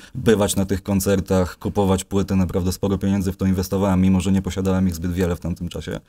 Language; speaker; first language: Polish; native; Polish